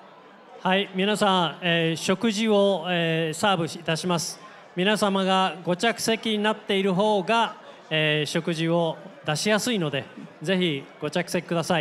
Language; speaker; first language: Japanese; native; Japanese